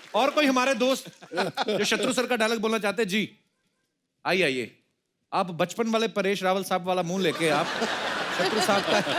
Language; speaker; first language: Hindi; non-native, local second language; Punjabi